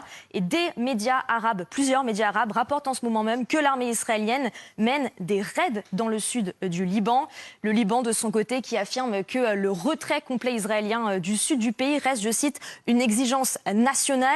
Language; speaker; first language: French; native; French